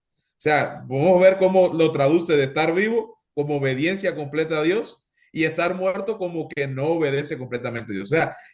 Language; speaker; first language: Spanish; native; Spanish